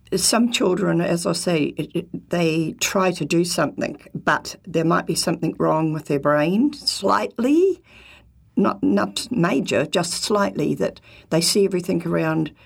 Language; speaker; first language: English; native; English